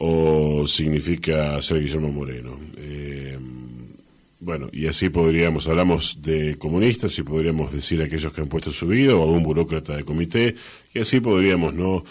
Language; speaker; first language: Spanish; native; Spanish